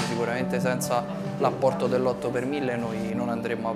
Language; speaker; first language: Italian; native; Italian